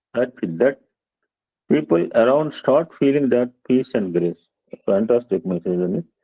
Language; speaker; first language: English; non-native, local second language; Telugu